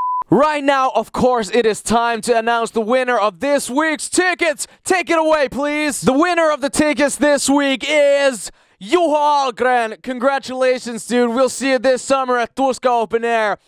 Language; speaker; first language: English; non-native, fluent; Finnish